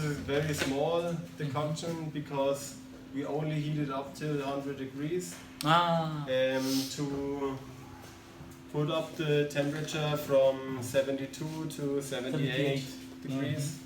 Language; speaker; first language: English; non-native, learner; German